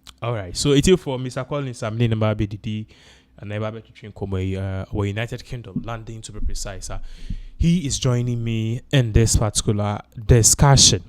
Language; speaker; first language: English; non-native, local second language; Akan